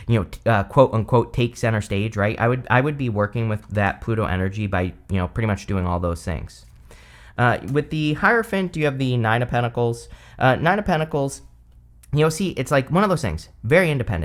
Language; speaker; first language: English; native; English